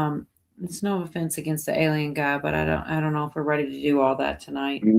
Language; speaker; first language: English; native; English